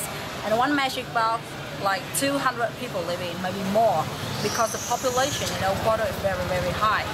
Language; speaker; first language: English; non-native, learner; Vietnamese